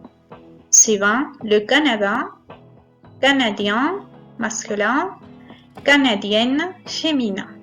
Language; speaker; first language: French; non-native, fluent; Spanish